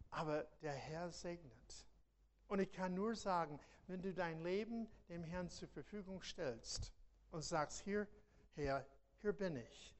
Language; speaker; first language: German; non-native, fluent; English